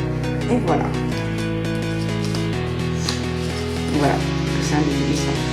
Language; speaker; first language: French; native; French